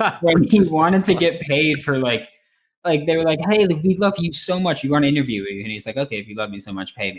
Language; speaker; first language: English; native; English